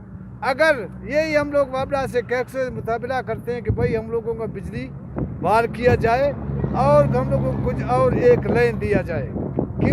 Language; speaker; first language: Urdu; non-native, local second language; Baluchi